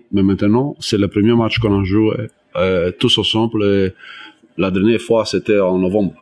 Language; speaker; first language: French; non-native, learner; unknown